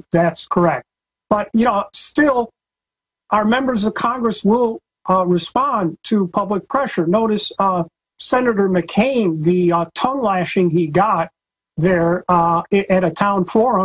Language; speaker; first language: English; native; English